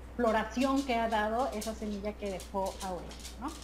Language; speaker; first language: Spanish; native; Spanish